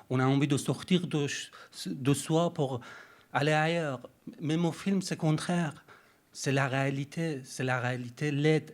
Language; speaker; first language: French; non-native, fluent; Persian